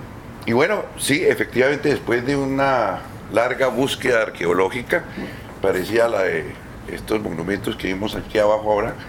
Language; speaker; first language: Spanish; native; Spanish